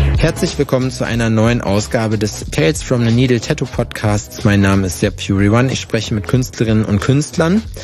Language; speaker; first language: German; native; German